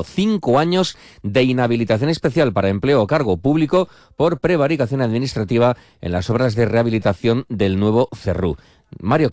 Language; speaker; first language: Spanish; native; Spanish